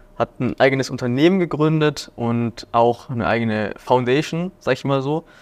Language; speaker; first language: German; early bilingual, other home language; Vietnamese